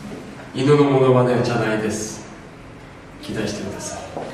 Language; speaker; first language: Japanese; non-native, learner; Korean